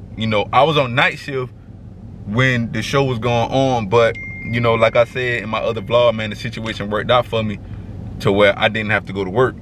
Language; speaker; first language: English; native; English